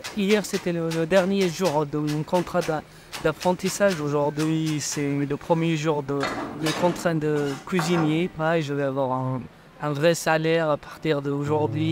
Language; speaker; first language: French; non-native, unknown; Persian